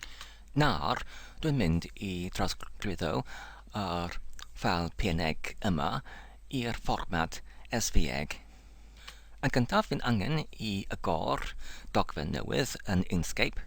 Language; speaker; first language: Welsh; non-native, learner; English